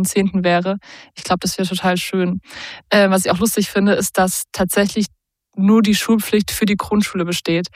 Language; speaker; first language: German; native; German